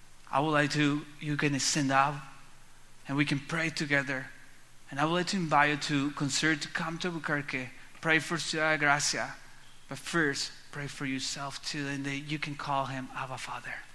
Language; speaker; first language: English; non-native, learner; Spanish